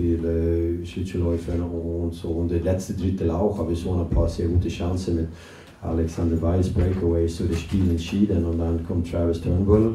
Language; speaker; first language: German; non-native, fluent; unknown